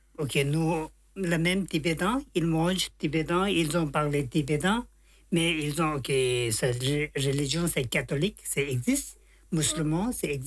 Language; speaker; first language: French; non-native, learner; Tibetan